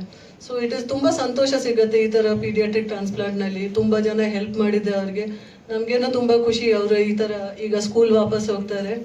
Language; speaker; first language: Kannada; non-native, local second language; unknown